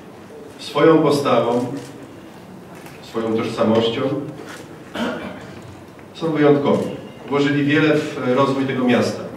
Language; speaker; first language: Polish; native; Polish